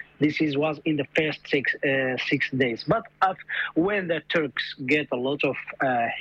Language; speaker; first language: English; non-native, fluent; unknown